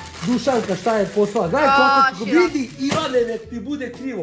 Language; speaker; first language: Croatian; native; Croatian